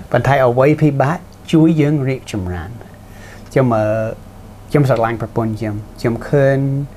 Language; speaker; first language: Khmer; early bilingual, heritage; Khmer